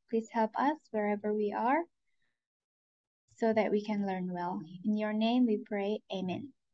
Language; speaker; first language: English; non-native, fluent; Indonesian